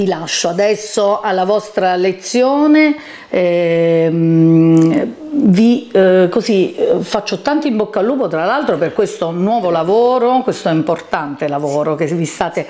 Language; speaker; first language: Italian; native; Italian